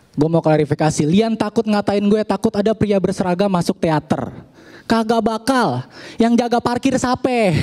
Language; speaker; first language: Indonesian; native; Indonesian